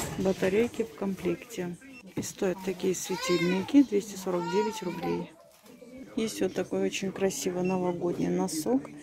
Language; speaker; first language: Russian; native; Russian